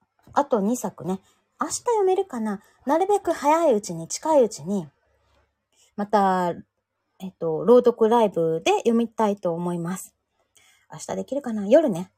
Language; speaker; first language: Japanese; native; Japanese